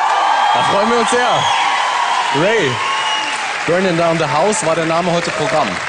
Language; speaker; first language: German; native; German